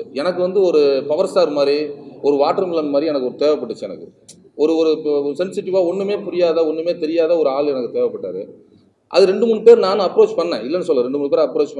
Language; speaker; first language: Tamil; native; Tamil